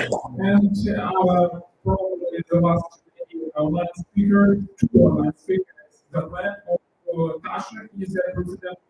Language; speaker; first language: English; non-native, learner; Russian